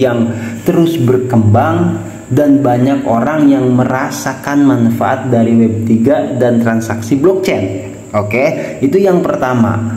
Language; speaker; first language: Indonesian; native; Indonesian